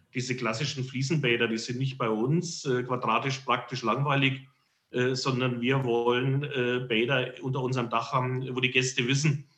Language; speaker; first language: German; native; German